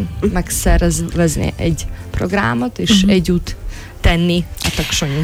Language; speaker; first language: Hungarian; non-native, learner; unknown